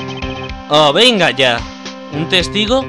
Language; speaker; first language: Spanish; native; Spanish